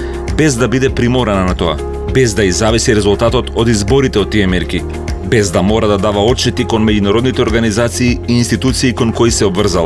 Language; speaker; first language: Macedonian; native; Macedonian